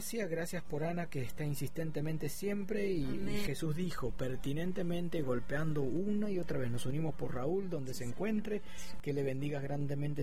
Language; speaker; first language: Spanish; native; Spanish